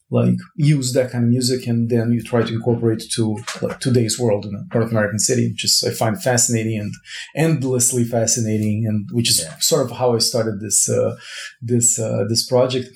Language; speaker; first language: English; non-native, fluent; Portuguese